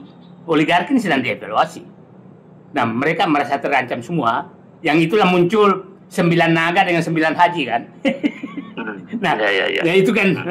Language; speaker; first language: Indonesian; native; Indonesian